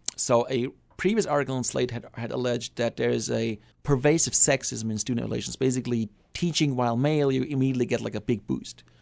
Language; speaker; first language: English; non-native, fluent; German